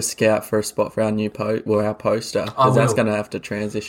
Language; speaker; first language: English; native; English